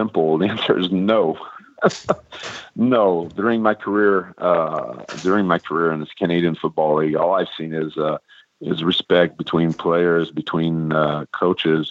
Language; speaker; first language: English; non-native, fluent; French